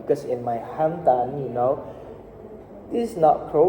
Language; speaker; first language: English; non-native, learner; Indonesian